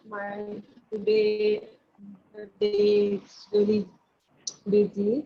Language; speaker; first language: English; non-native, learner; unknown